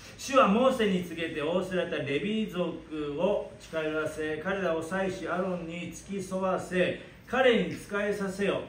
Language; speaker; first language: Japanese; native; Japanese